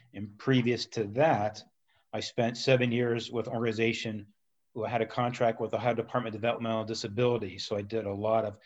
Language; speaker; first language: English; native; English